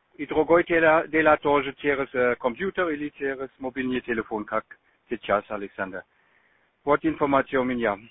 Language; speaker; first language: Russian; non-native, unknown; German